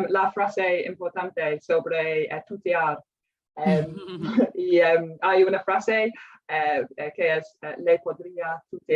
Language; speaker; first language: Spanish; non-native, fluent; English